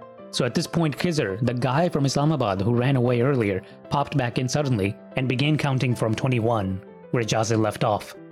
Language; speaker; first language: English; early bilingual, other home language; Punjabi